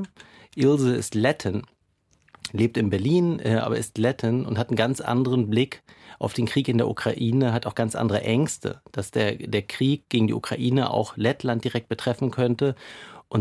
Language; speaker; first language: German; native; German